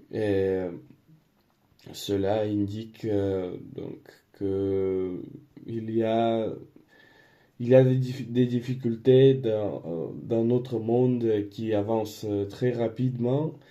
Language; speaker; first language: French; non-native, learner; Spanish